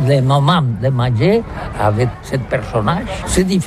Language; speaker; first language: French; non-native, learner; Catalan